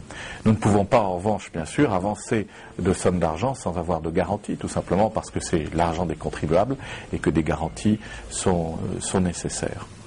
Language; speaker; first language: French; native; French